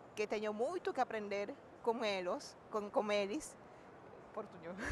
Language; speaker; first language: Portuguese; non-native, learner; Spanish